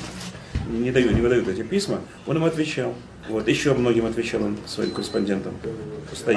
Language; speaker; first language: Russian; native; Russian